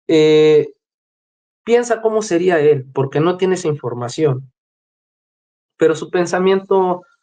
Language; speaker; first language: Spanish; native; Spanish